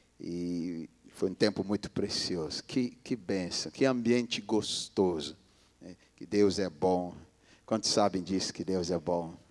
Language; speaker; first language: Portuguese; non-native, fluent; English